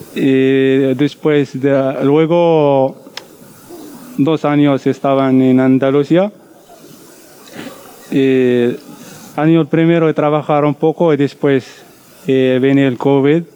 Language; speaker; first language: Spanish; non-native, learner; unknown